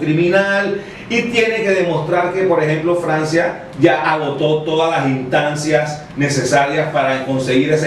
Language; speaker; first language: Spanish; native; Spanish